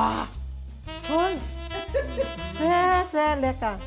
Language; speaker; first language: German; non-native, learner; Thai